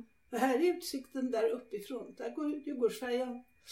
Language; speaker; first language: Swedish; native; Swedish